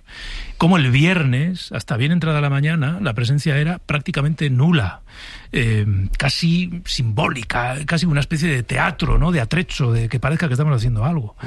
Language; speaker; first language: Spanish; native; Spanish